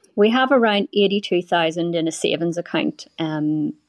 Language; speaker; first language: English; native; English